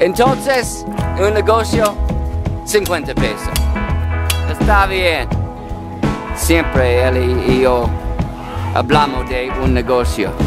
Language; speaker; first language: Spanish; non-native, learner; English